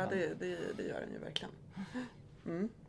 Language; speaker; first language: Swedish; native; Swedish